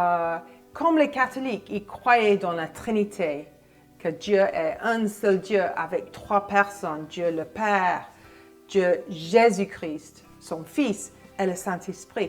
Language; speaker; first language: French; non-native, fluent; English